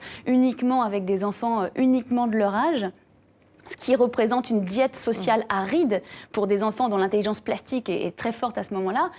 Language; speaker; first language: French; native; French